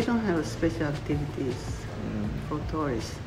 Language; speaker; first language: English; non-native, fluent; Japanese